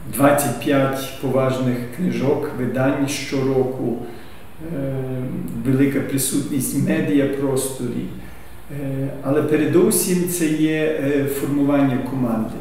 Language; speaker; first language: Ukrainian; early bilingual, heritage; Ukrainian